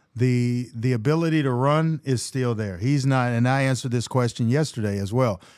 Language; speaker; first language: English; native; English